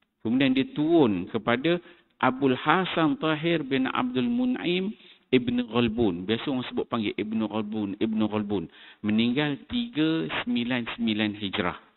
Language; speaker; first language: Malay; native; Malay